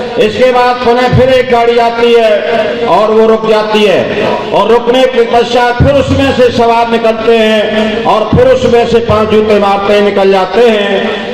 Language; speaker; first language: Hindi; native; Hindi